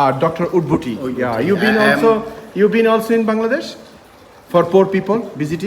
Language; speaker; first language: English; non-native, learner; Bangla